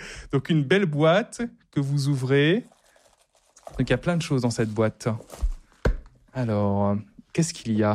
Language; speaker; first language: French; native; French